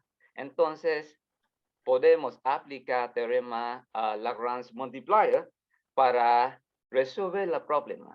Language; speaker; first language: Spanish; non-native, learner; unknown